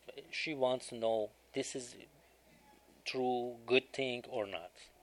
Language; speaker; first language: English; non-native, learner; Persian